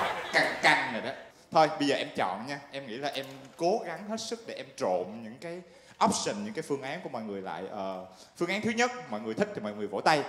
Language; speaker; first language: Vietnamese; native; Vietnamese